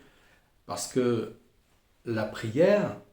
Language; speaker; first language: French; native; French